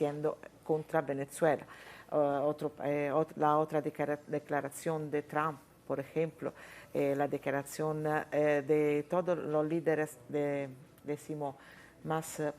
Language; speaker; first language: Spanish; non-native, fluent; Italian